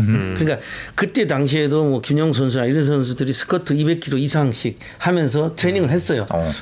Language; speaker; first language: Korean; native; Korean